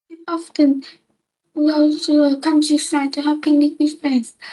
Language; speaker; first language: English; non-native, learner; Vietnamese